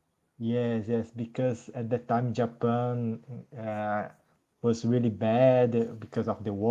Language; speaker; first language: English; non-native, learner; Portuguese